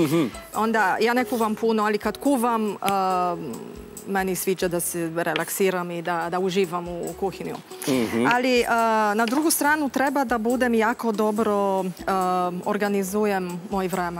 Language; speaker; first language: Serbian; non-native, learner; Romanian